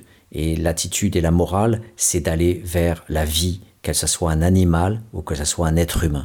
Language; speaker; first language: French; native; French